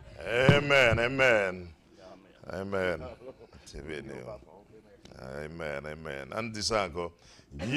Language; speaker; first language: French; non-native, local second language; Haitian Creole